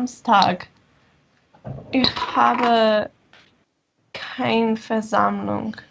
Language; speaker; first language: German; non-native, learner; English